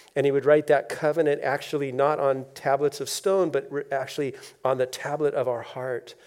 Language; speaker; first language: English; native; English